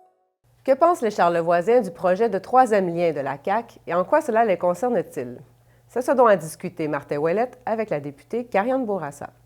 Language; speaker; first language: French; native; French